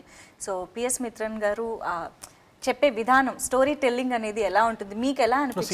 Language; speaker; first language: Telugu; native; Telugu